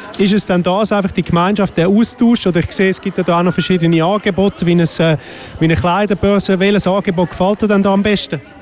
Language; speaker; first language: German; native; German